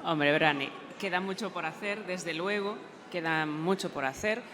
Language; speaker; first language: Spanish; non-native, local second language; Galician